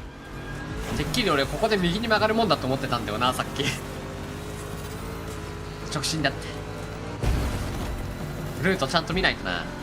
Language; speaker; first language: Japanese; native; Japanese